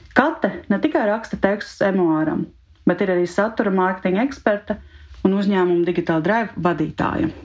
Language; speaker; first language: Latvian; native; Latvian